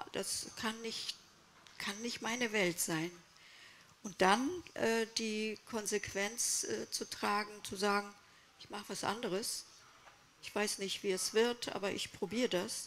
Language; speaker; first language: German; early bilingual, other home language; Kurdish